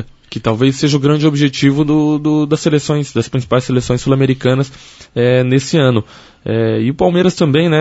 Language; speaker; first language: Portuguese; native; Portuguese